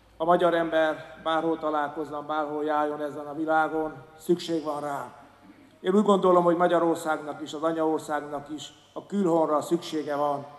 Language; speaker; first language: Hungarian; native; Hungarian